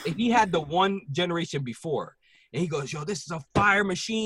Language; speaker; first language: English; non-native, local second language; Spanish